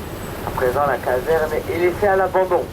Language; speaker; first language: French; native; French